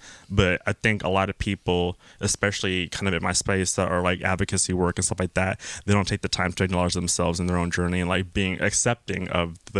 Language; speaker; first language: English; native; English